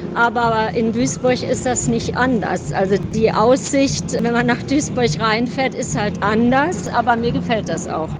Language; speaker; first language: German; native; German